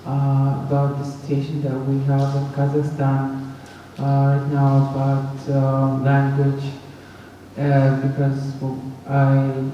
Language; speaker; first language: English; non-native, fluent; Russian